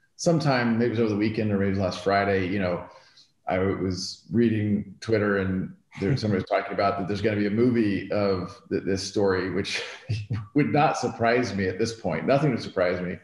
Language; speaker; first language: English; native; English